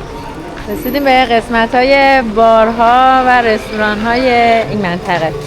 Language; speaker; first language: Persian; native; Persian